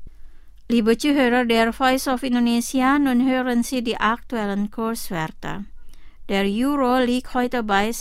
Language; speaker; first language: German; non-native, fluent; Indonesian